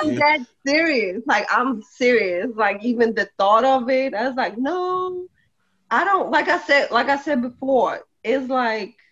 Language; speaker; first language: English; early bilingual, other home language; Polish